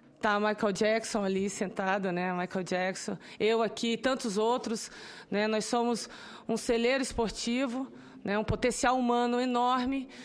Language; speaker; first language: Portuguese; native; Portuguese